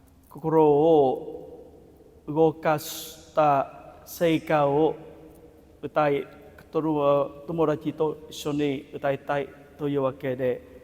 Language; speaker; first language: Japanese; non-native, fluent; Vietnamese